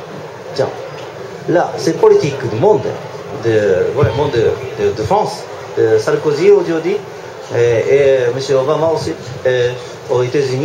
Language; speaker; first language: French; non-native, learner; Japanese